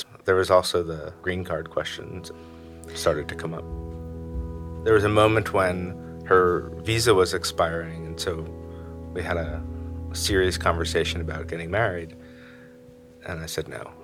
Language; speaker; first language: English; native; English